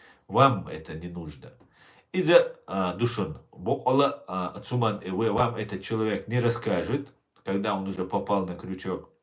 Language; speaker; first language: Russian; non-native, local second language; Chechen